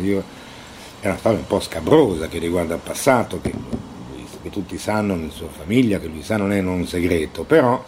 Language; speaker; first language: Italian; native; Italian